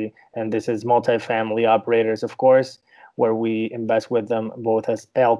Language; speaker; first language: English; non-native, fluent; Spanish